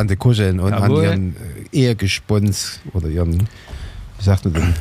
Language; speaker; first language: German; native; German